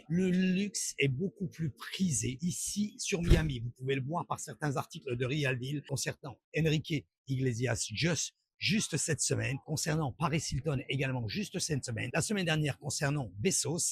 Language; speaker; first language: French; native; French